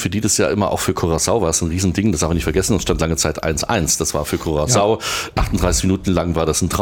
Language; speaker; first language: German; native; German